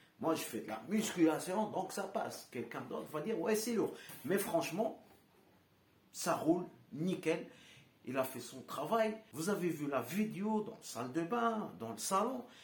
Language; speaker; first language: French; non-native, local second language; Arabic